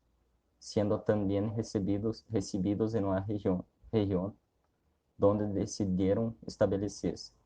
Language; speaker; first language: Spanish; non-native, learner; Portuguese